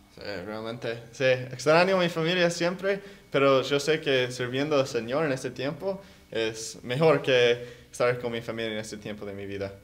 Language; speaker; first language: Spanish; non-native, learner; English